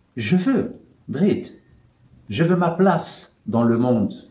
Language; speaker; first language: French; non-native, local second language; Arabic